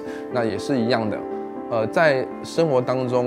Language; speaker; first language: Chinese; native; Chinese